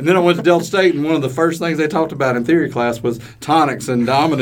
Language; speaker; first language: English; native; English